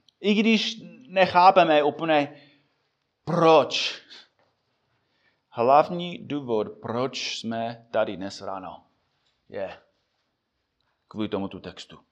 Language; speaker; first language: Czech; non-native, fluent; English